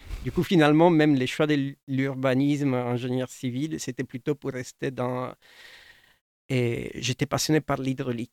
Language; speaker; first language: French; non-native, fluent; Italian